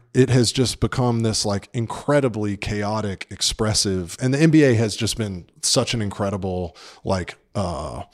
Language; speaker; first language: English; native; English